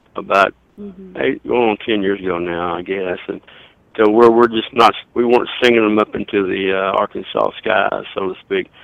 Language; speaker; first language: English; native; English